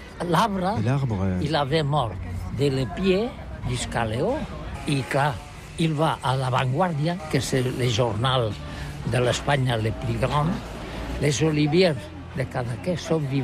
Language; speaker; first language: French; non-native, learner; Catalan